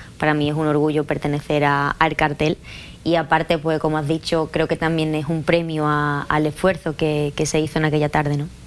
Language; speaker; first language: Spanish; native; Spanish